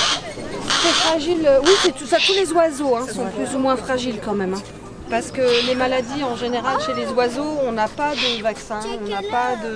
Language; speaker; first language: French; native; French